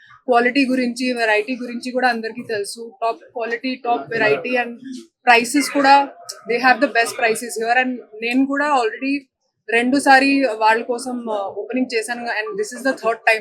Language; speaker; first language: Telugu; non-native, learner; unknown